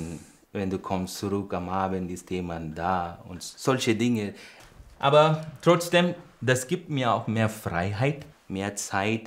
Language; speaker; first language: German; non-native, fluent; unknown